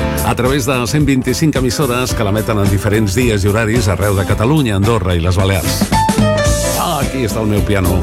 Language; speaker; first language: Catalan; native; Catalan